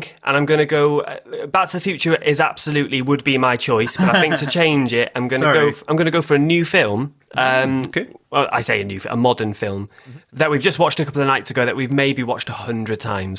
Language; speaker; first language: English; native; English